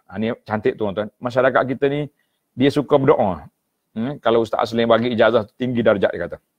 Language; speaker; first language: Malay; native; Malay